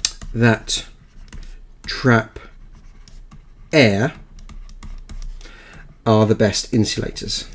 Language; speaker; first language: English; native; English